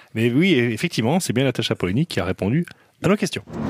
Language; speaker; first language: French; native; French